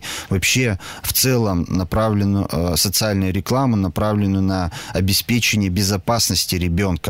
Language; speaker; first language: Russian; native; Russian